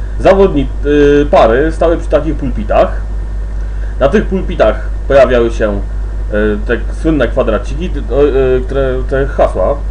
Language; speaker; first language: Polish; native; Polish